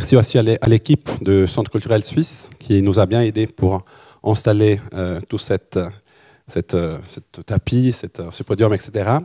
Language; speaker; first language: French; native; French